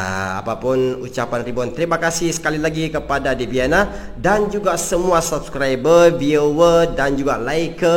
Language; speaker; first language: Malay; native; Malay